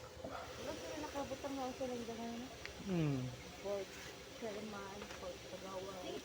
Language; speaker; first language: Filipino; non-native, local second language; Cebuano